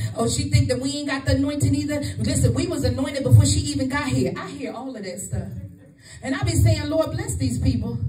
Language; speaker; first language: English; native; English